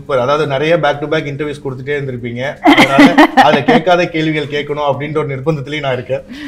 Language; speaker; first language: Tamil; native; Tamil